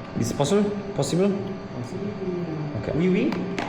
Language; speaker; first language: French; non-native, learner; Polish